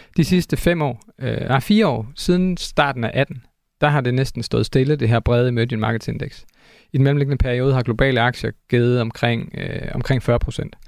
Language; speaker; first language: Danish; native; Danish